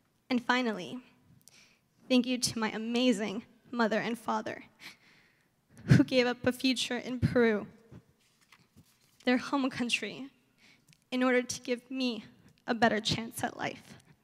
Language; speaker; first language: English; early bilingual, other home language; Spanish